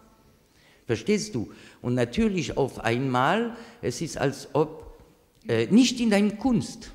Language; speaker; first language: German; non-native, fluent; French